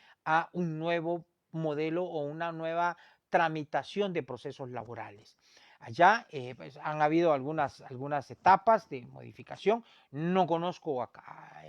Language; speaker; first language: Spanish; native; Spanish